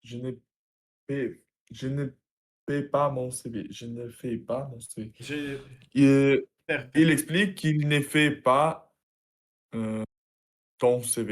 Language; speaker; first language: French; non-native, learner; Russian